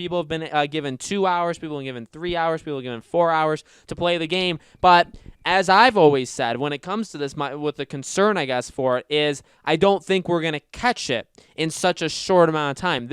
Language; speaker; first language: English; native; English